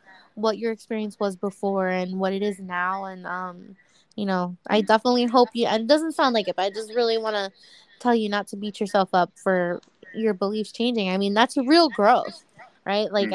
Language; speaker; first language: English; native; English